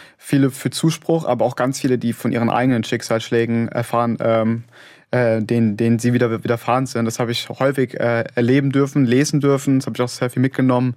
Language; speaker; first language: German; native; German